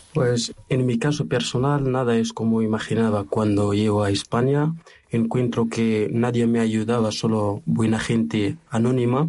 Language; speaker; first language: Spanish; non-native, learner; Arabic